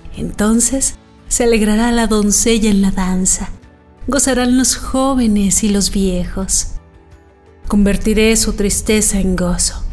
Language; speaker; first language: Spanish; native; Spanish